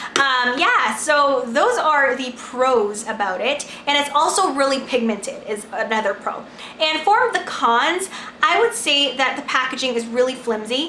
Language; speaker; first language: English; non-native, local second language; Filipino